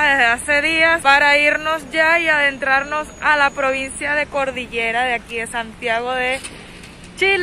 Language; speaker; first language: Spanish; native; Spanish